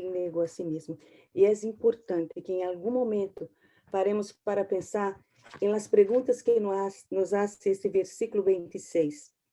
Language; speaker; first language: Portuguese; non-native, learner; Spanish